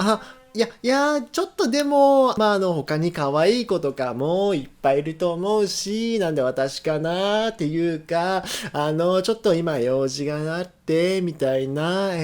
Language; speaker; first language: Japanese; native; Japanese